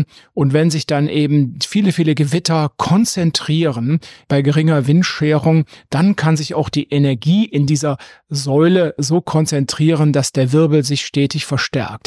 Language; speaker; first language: German; native; German